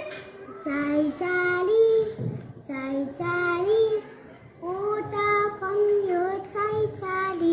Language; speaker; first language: Chinese; non-native, learner; Nepali